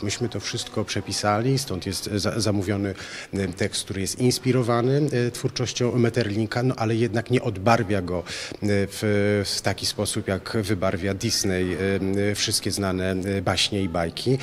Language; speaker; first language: Polish; native; Polish